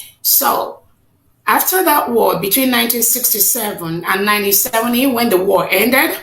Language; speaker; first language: English; non-native, local second language; Igbo